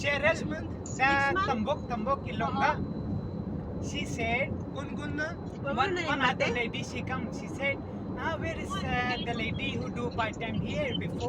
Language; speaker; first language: English; non-native, learner; Hiligaynon